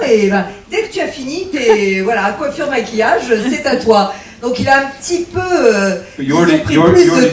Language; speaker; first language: French; native; French